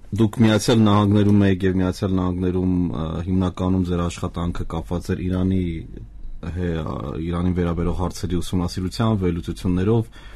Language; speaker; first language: Armenian; native; Armenian